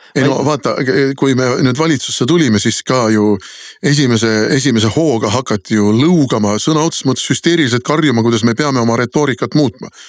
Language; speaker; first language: Estonian; native; Estonian